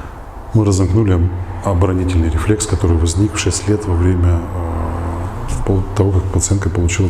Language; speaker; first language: Russian; native; Russian